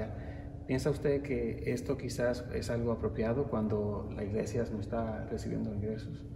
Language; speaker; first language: Spanish; native; Spanish